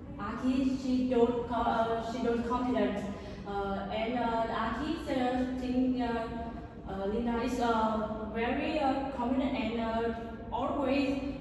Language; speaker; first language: English; non-native, learner; Vietnamese